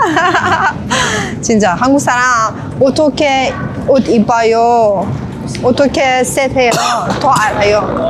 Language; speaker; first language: Korean; non-native, learner; Persian